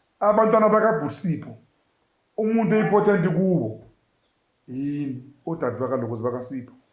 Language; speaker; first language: Zulu; native; Zulu